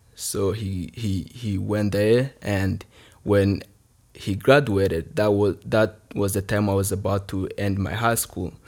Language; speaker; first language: English; non-native, local second language; Kinyarwanda